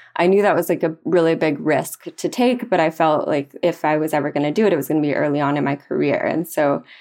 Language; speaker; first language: English; early bilingual, other home language; Spanish